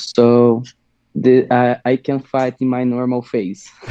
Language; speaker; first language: English; non-native, learner; Portuguese